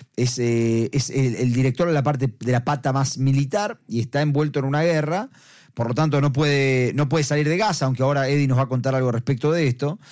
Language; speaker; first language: Spanish; native; Spanish